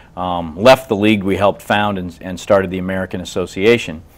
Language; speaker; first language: English; native; English